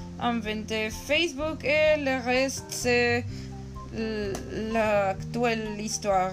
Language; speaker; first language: French; non-native, learner; Spanish